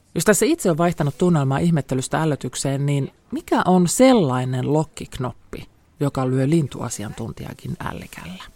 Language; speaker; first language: Finnish; native; Finnish